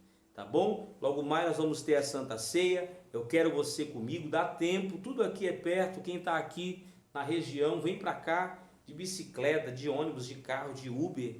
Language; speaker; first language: Portuguese; native; Portuguese